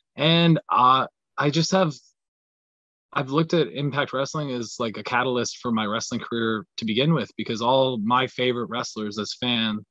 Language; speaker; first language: English; native; English